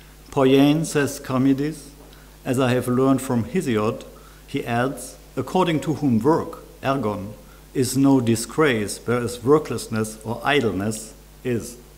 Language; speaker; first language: English; non-native, fluent; German